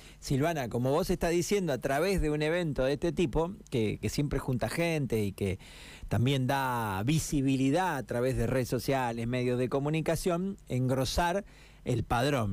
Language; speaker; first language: Spanish; native; Spanish